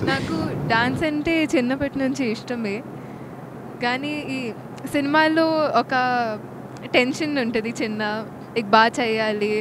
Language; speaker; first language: Telugu; non-native, local second language; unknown